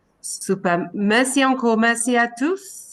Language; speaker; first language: French; non-native, learner; English